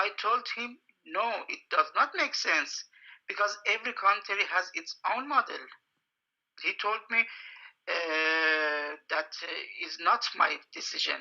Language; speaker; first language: English; non-native, fluent; Persian